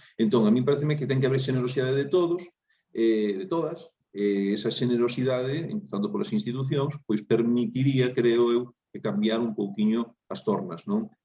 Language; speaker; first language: Galician; native; Galician